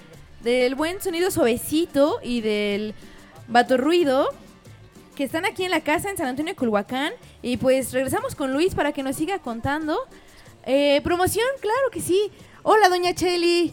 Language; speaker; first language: Spanish; native; Spanish